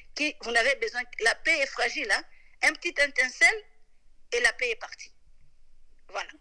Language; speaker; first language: French; non-native, local second language; Lingala